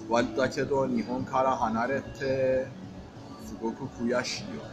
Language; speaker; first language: Japanese; non-native, fluent; Persian